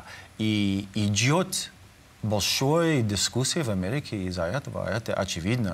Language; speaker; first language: Russian; non-native, fluent; English